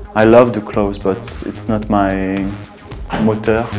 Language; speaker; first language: English; non-native, fluent; French